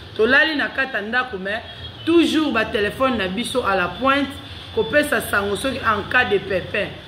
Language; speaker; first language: Lingala; non-native, local second language; Kongo